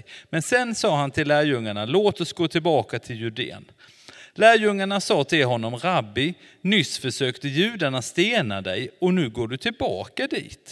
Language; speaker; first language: Swedish; non-native, fluent; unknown